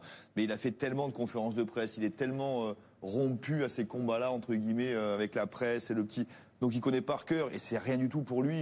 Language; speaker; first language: French; native; French